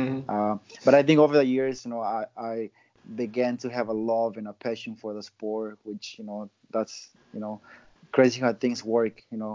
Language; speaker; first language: English; non-native, fluent; Spanish